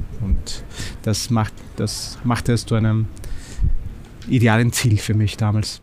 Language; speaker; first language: German; non-native, fluent; Spanish